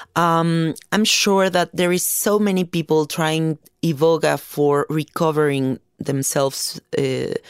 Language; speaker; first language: English; non-native, fluent; Spanish